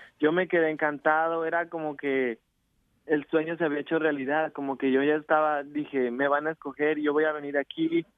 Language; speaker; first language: Spanish; native; Spanish